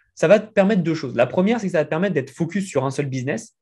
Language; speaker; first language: French; native; French